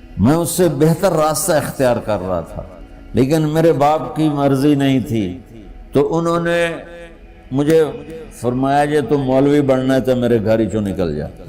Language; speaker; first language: Urdu; non-native, local second language; Punjabi